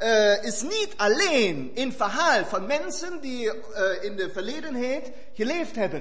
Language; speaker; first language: Dutch; non-native, fluent; German